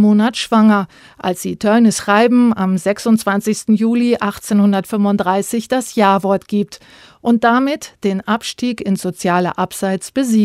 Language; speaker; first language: German; native; German